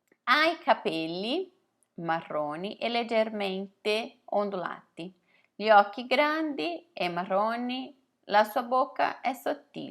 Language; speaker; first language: Italian; non-native, fluent; Portuguese